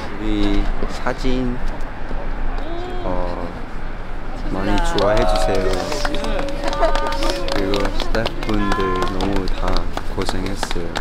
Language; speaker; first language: Korean; non-native, fluent; Cantonese